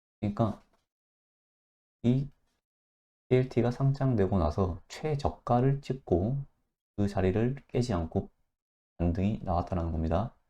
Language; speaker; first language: Korean; native; Korean